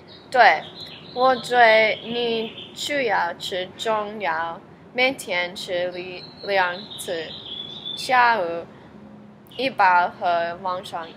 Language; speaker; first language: Chinese; non-native, learner; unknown